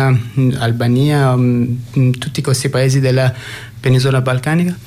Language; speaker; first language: Italian; non-native, fluent; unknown